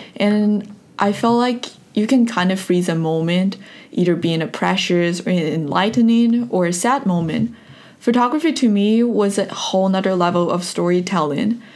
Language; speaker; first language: English; non-native, fluent; Chinese